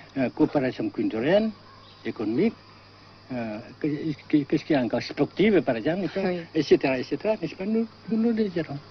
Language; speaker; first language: French; non-native, fluent; Vietnamese